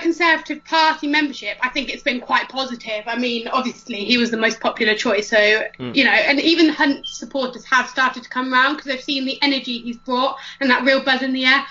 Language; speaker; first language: English; native; English